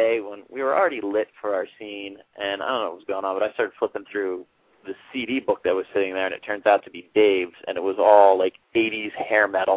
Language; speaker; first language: English; native; English